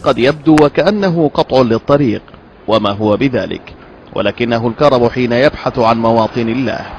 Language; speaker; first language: Arabic; native; Arabic